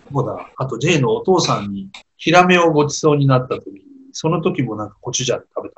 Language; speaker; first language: Japanese; native; Japanese